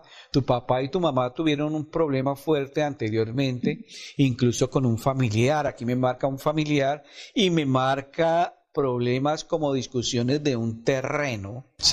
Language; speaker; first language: Spanish; native; Spanish